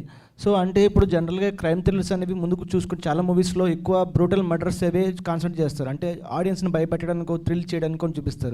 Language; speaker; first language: Telugu; native; Telugu